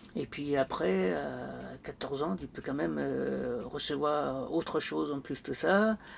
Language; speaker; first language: French; non-native, fluent; Danish